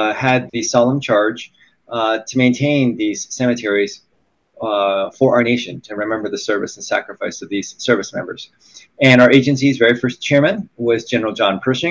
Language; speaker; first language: English; native; English